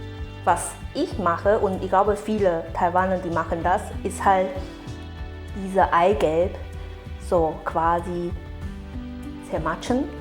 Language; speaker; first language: German; non-native, fluent; Chinese